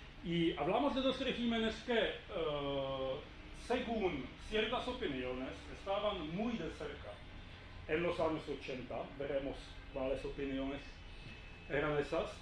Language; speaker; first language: Spanish; non-native, fluent; Czech